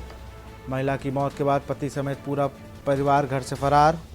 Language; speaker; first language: Hindi; native; Hindi